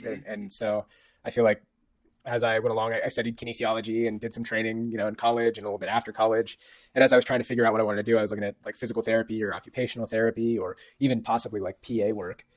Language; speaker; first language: English; native; English